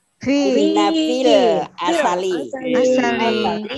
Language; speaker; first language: Arabic; non-native, learner; Indonesian